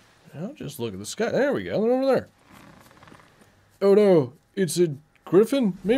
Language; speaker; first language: English; native; English